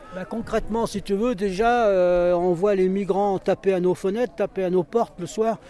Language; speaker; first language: French; native; French